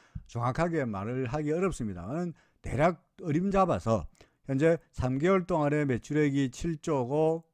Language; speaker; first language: Korean; native; Korean